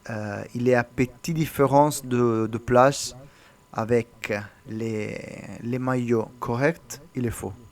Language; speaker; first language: French; non-native, learner; Italian